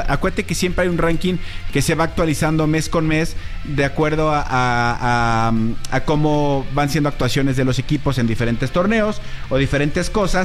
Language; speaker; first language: Spanish; native; Spanish